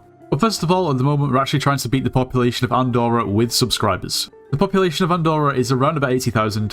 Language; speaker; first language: English; native; English